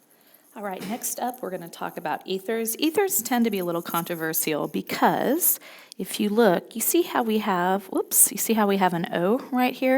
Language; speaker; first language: English; native; English